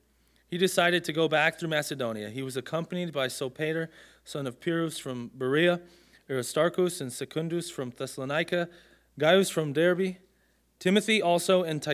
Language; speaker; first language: English; native; English